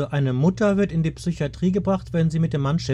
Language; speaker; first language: German; native; German